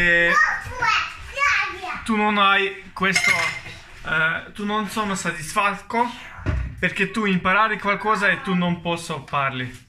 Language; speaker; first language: Italian; non-native, learner; Russian